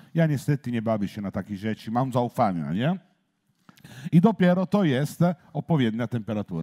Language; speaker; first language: Polish; non-native, learner; Italian